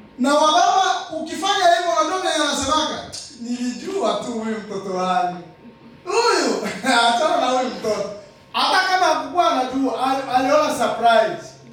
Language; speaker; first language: Swahili; non-native, local second language; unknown